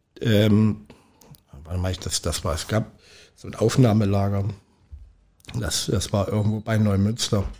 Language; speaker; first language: German; native; German